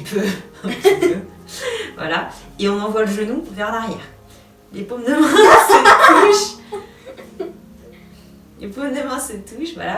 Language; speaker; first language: French; native; French